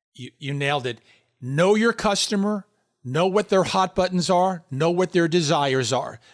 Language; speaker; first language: English; native; English